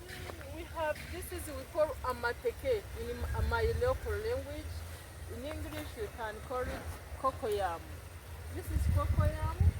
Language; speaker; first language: English; non-native, local second language; Kinyarwanda